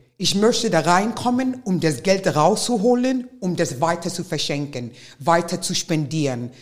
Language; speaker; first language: German; non-native, fluent; English